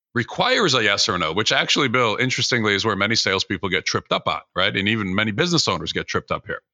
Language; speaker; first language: English; early bilingual, other home language; Russian